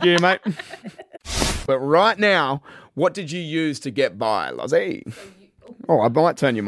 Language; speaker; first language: English; native; English